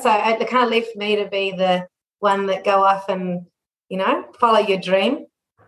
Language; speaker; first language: English; native; English